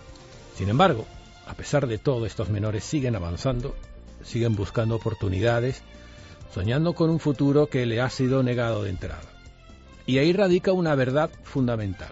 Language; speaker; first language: Spanish; native; Spanish